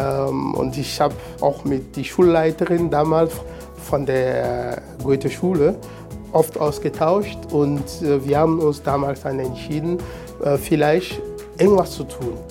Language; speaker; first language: German; non-native, fluent; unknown